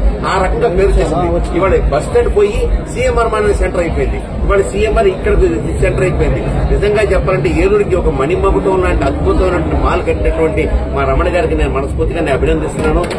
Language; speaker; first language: Telugu; native; Telugu